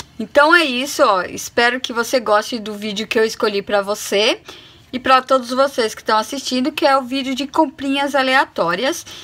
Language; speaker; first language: Portuguese; native; Portuguese